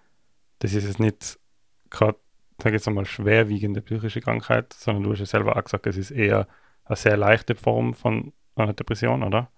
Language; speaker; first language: German; native; German